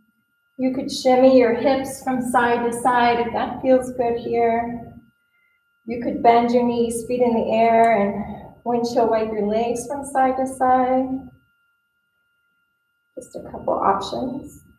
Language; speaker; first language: English; native; English